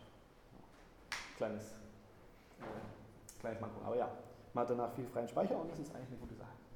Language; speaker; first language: German; native; German